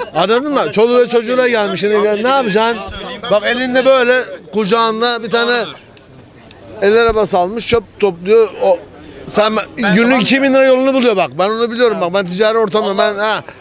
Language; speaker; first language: Turkish; native; Turkish